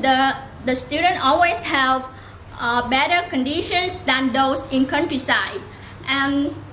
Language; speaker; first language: English; non-native, learner; Vietnamese